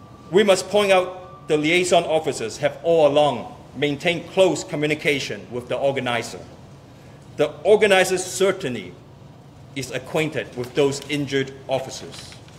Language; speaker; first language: English; non-native, local second language; Cantonese